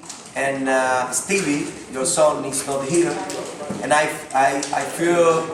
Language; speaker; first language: English; non-native, learner; Spanish